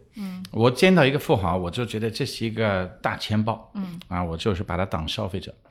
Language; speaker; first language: Chinese; non-native, fluent; English